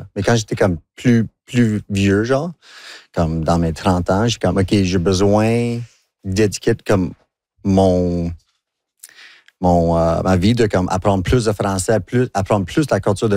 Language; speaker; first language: French; non-native, local second language; English